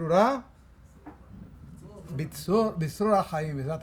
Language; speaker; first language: Hebrew; non-native, fluent; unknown